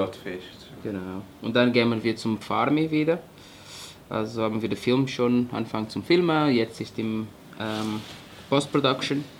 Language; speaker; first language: German; non-native, fluent; Portuguese